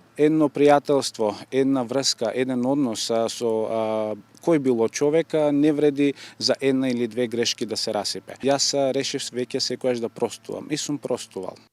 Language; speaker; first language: Macedonian; non-native, local second language; Turkish